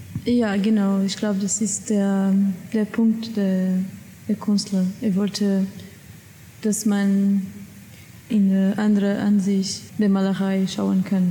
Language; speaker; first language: German; non-native, learner; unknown